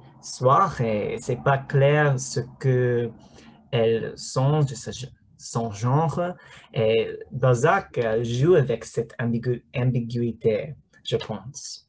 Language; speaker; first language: French; non-native, learner; English